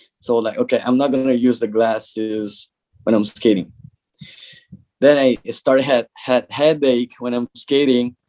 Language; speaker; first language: English; non-native, learner; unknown